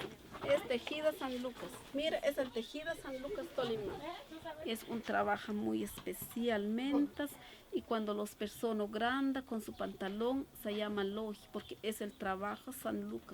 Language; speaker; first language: Spanish; non-native, local second language; Kaqchikel